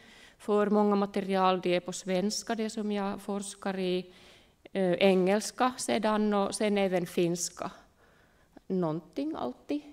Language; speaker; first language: Swedish; non-native, local second language; Finnish